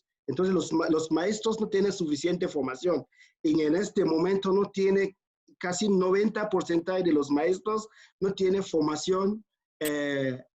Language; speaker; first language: Spanish; non-native, fluent; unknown